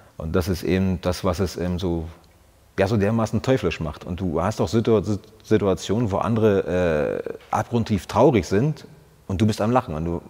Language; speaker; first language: German; native; German